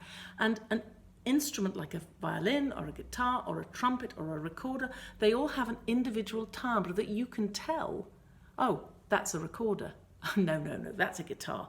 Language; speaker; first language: English; native; English